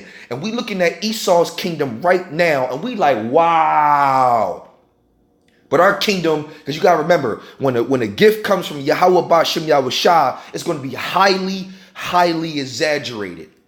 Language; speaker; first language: English; native; English